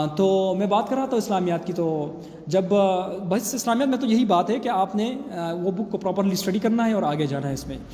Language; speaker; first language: Urdu; non-native, local second language; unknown